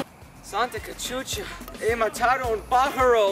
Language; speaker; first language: Spanish; non-native, learner; English